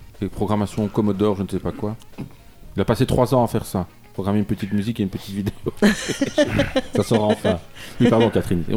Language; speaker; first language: French; native; French